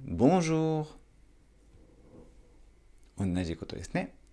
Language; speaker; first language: Japanese; non-native, fluent; French